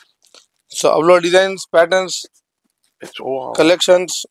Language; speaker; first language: Tamil; non-native, local second language; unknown